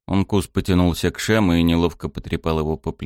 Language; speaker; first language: Russian; native; Russian